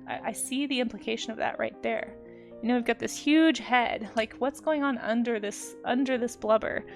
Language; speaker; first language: English; native; English